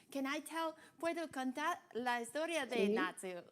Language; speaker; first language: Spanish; non-native, learner; Cantonese